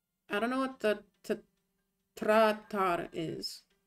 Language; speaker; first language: English; native; English